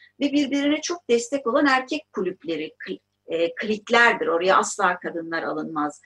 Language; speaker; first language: Turkish; native; Turkish